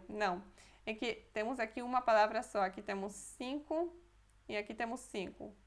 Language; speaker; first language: Portuguese; non-native, fluent; Polish